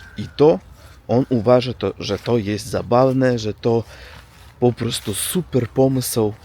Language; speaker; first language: Polish; non-native, learner; Russian